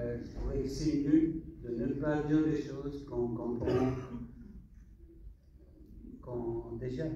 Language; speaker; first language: French; non-native, fluent; English